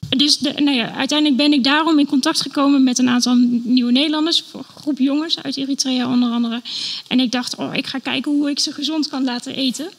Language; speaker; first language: Dutch; native; Dutch